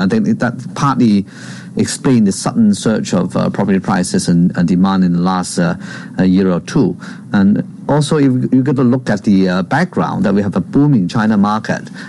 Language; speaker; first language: English; non-native, local second language; Cantonese